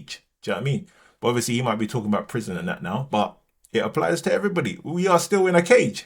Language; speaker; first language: English; native; English